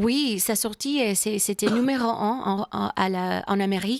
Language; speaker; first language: French; non-native, learner; English